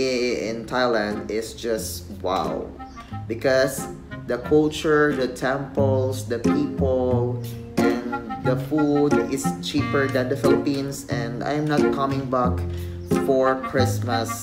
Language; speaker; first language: English; non-native, local second language; Filipino